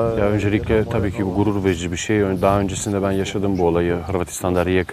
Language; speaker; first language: Turkish; native; Turkish